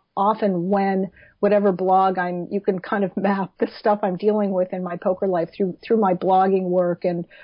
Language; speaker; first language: English; native; English